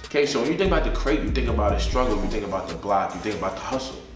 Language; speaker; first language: English; native; English